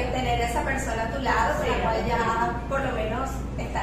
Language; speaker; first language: Spanish; native; Spanish